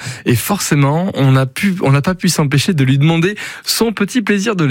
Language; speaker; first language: French; native; French